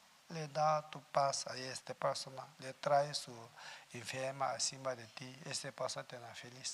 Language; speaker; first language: Spanish; non-native, learner; Tibetan